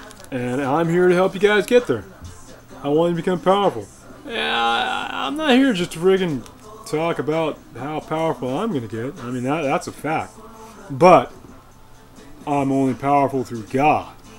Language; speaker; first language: English; native; English